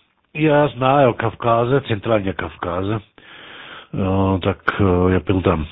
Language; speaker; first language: Russian; non-native, learner; German